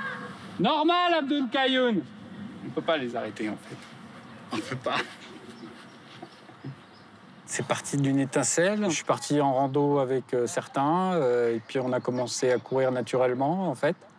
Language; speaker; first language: French; native; French